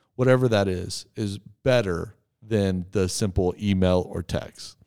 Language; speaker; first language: English; native; English